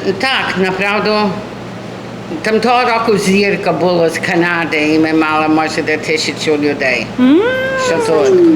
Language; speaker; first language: Ukrainian; early bilingual, heritage; Ukrainian